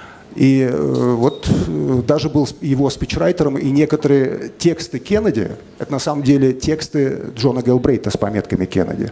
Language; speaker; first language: Russian; native; Russian